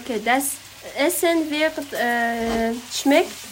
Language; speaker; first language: German; non-native, learner; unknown